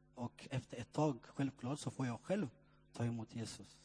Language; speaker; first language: Swedish; non-native, fluent; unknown